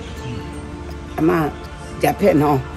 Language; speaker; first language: Japanese; non-native, local second language; Chinese